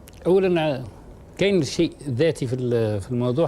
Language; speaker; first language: Arabic; native; Arabic